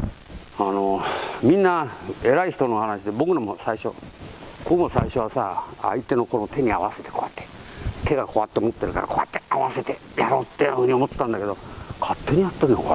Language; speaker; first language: Japanese; native; Japanese